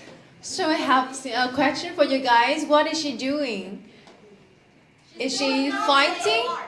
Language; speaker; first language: English; non-native, learner; Vietnamese